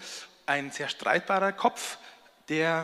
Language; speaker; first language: German; native; German